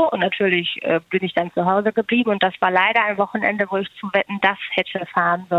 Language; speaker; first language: German; native; German